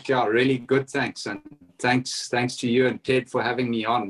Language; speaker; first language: English; native; English